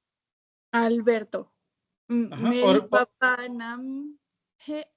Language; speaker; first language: Hindi; non-native, learner; Spanish